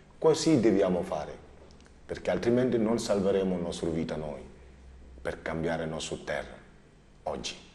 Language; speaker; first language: Italian; non-native, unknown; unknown